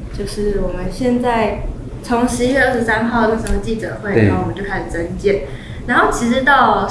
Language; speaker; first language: Chinese; native; Chinese